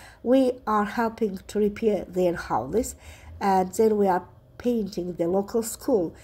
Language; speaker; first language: English; non-native, fluent; Azerbaijani